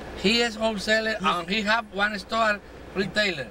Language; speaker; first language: English; non-native, learner; Spanish